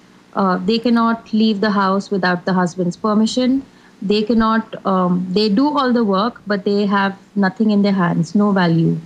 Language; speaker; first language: English; non-native, local second language; Hindi